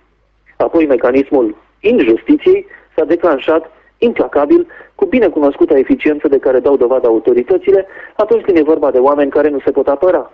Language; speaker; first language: Romanian; native; Romanian